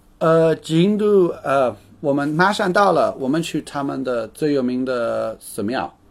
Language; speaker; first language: Chinese; non-native, fluent; English